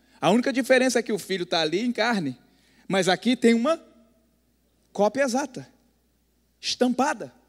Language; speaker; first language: Portuguese; native; Portuguese